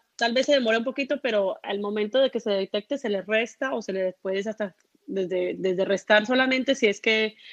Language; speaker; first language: Spanish; early bilingual, heritage; Spanish